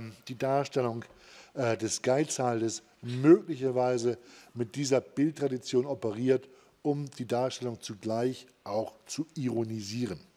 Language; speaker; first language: German; native; German